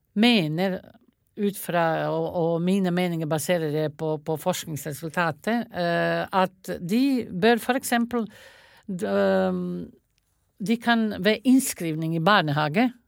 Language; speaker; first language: Norwegian; non-native, fluent; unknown